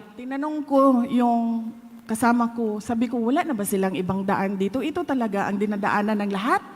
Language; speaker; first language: Filipino; non-native, local second language; Cebuano